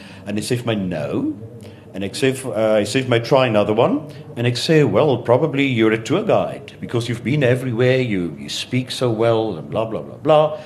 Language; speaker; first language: English; non-native, local second language; Afrikaans